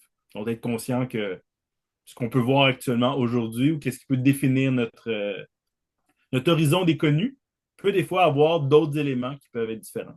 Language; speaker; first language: French; native; French